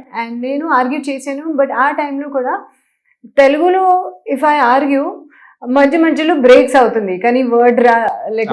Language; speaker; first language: Telugu; non-native, local second language; Hindi